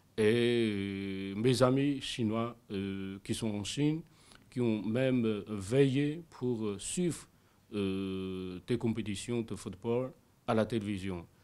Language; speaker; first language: French; non-native, fluent; Chinese